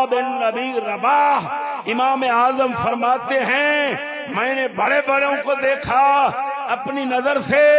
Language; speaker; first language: Urdu; non-native, local second language; Punjabi